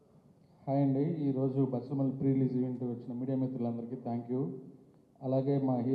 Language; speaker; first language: Telugu; native; Telugu